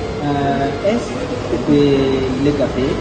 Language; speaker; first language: French; non-native, learner; Malay